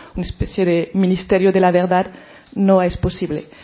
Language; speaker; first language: Spanish; non-native, fluent; French